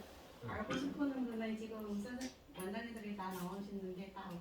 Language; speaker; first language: Korean; non-native, learner; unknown